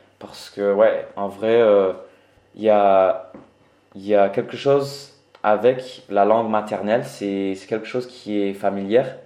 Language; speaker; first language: French; early bilingual, other home language; English